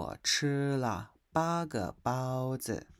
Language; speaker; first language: Chinese; non-native, fluent; Mongolian